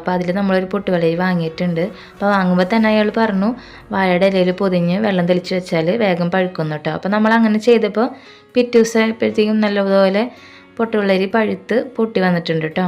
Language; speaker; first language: Malayalam; native; Malayalam